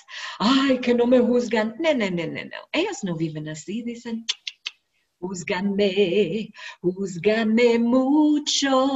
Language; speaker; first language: Spanish; non-native, learner; English